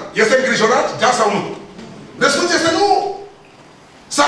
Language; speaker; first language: Romanian; non-native, learner; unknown